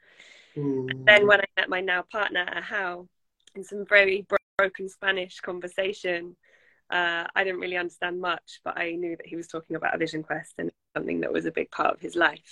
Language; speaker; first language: English; native; English